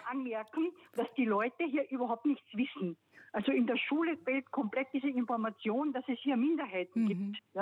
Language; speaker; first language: German; non-native, local second language; Slovenian